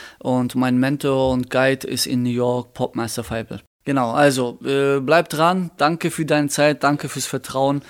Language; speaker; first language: German; early bilingual, other home language; Turkish